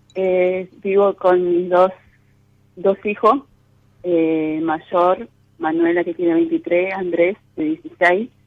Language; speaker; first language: Spanish; native; Spanish